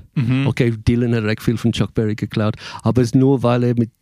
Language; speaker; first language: German; non-native, fluent; English